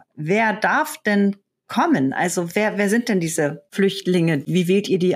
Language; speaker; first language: German; native; German